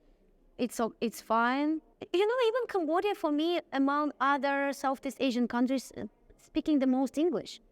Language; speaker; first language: English; non-native, fluent; Russian